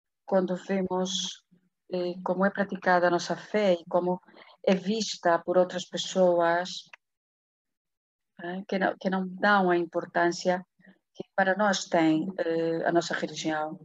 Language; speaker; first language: Spanish; non-native, fluent; Portuguese